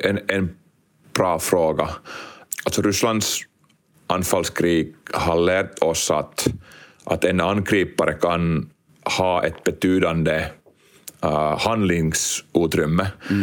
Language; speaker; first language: Swedish; non-native, local second language; Finnish